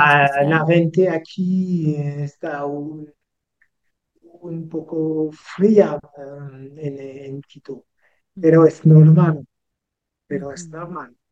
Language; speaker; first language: Spanish; non-native, learner; French